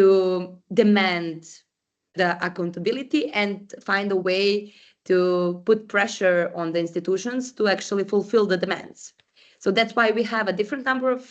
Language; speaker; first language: English; non-native, fluent; Serbian